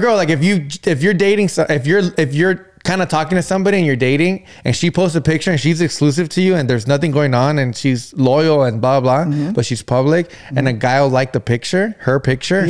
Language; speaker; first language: English; early bilingual, other home language; Spanish